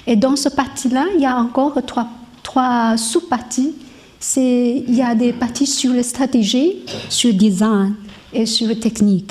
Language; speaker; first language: French; non-native, learner; Chinese